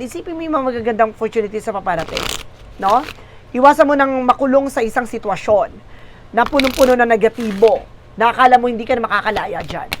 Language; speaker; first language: Filipino; native; Filipino